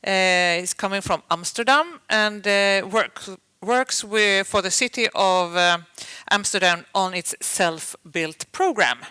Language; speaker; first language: English; non-native, fluent; Swedish